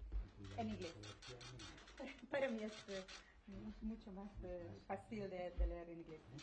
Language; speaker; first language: Spanish; non-native, fluent; Hungarian